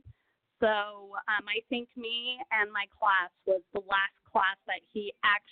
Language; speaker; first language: English; non-native, fluent; Portuguese